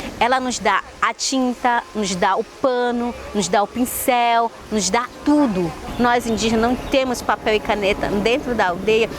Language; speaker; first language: Portuguese; non-native, local second language; Ticuna